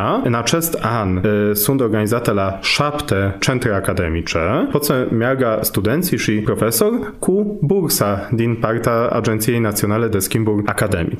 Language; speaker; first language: Romanian; non-native, fluent; Polish